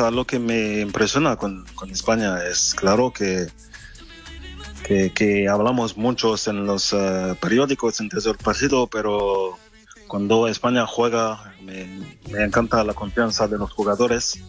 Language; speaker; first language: Spanish; non-native, learner; French